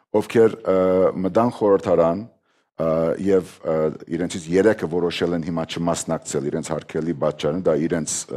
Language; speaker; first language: Armenian; early bilingual, heritage; Armenian